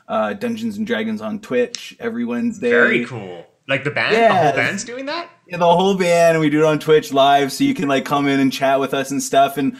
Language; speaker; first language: English; native; English